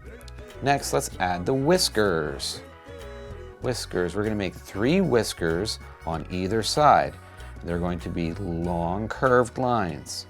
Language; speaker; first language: English; native; English